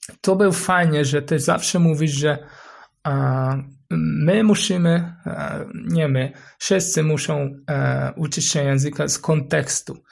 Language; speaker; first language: Polish; non-native, learner; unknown